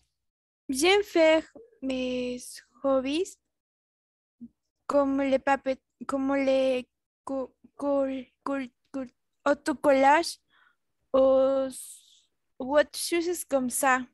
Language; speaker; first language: French; non-native, learner; Spanish